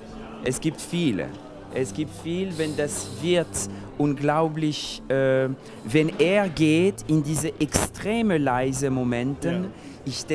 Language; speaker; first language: German; non-native, fluent; French